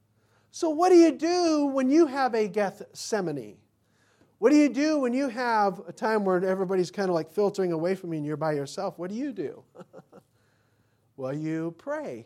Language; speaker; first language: English; native; English